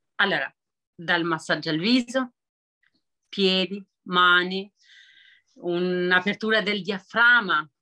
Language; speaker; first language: Italian; non-native, fluent; Albanian